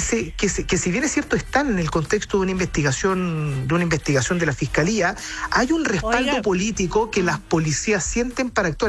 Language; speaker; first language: Spanish; native; Spanish